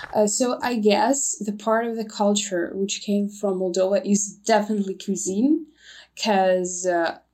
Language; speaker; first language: English; non-native, fluent; Russian